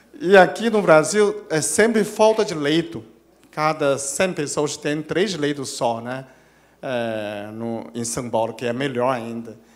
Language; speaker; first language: Portuguese; non-native, fluent; Chinese